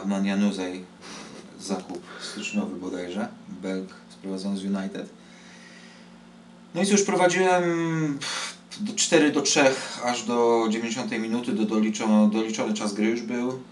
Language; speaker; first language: Polish; native; Polish